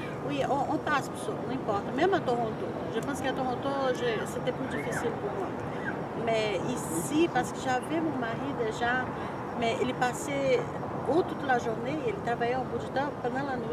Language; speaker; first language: French; non-native, fluent; Portuguese